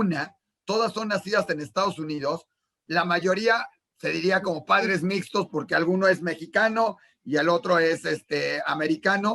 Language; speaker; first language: Spanish; native; Spanish